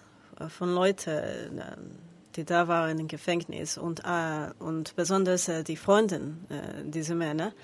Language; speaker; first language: German; non-native, learner; Spanish